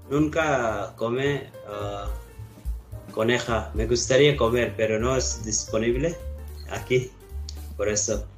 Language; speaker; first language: Spanish; non-native, learner; Arabic